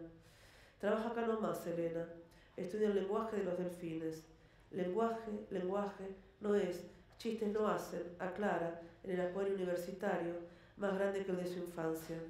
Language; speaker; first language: Spanish; native; Spanish